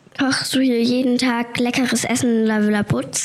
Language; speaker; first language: German; native; German